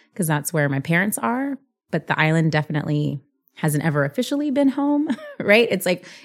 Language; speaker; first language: English; early bilingual, other home language; Spanish